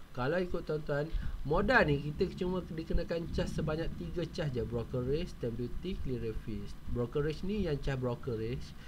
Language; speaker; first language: Malay; native; Malay